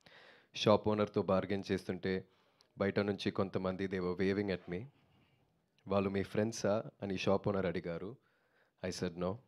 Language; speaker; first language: Telugu; non-native, learner; Tamil